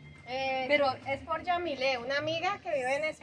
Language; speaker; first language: Spanish; native; Spanish